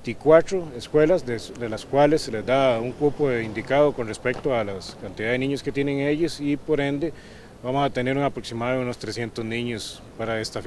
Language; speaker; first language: Spanish; native; Spanish